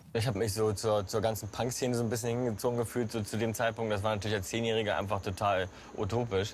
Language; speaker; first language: German; native; German